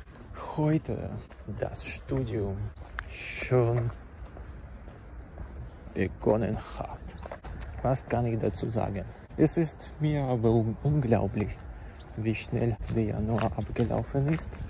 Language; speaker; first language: German; non-native, learner; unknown